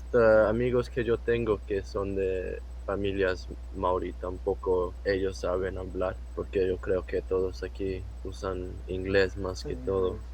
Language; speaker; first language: Spanish; non-native, fluent; English